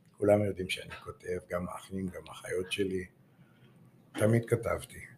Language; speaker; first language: Hebrew; native; Hebrew